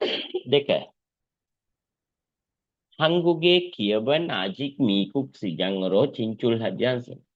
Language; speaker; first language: Korean; non-native, fluent; Sinhala